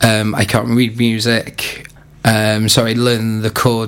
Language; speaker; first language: English; native; English